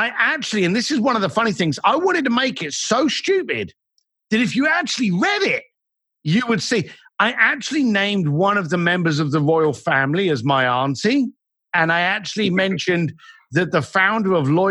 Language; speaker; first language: English; native; English